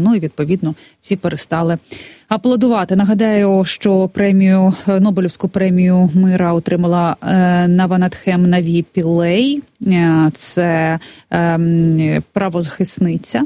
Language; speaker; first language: Ukrainian; native; Ukrainian